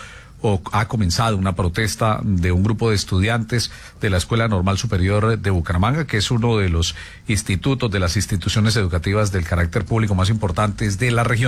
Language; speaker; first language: Spanish; native; Spanish